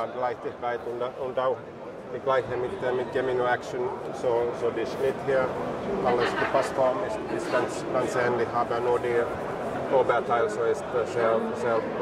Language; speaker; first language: German; non-native, fluent; Finnish